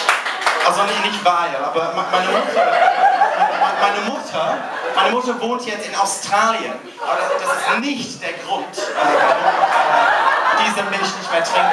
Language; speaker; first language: German; non-native, learner; English